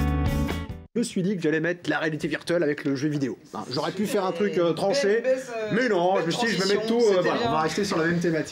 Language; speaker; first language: French; native; French